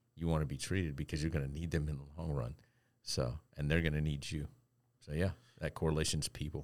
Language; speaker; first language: English; native; English